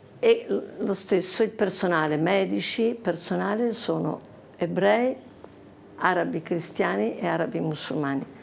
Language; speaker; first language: Italian; native; Italian